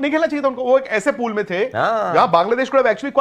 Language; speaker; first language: Hindi; native; Hindi